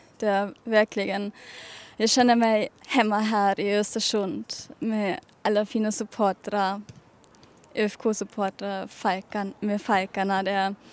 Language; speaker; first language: Swedish; non-native, fluent; German